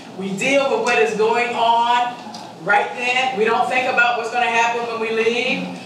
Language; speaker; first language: English; native; English